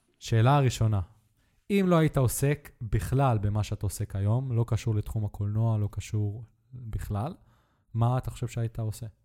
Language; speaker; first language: Hebrew; native; Hebrew